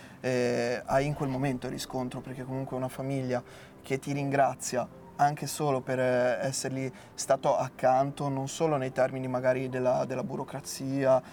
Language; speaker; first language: Italian; native; Italian